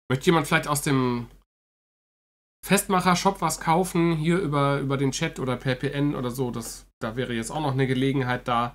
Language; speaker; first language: German; native; German